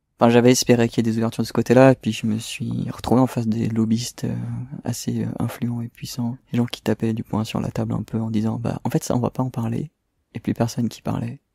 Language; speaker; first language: French; native; French